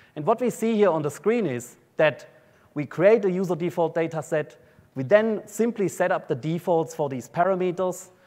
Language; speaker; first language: English; non-native, fluent; German